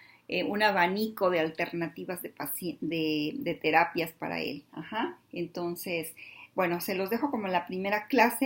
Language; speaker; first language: Spanish; native; Spanish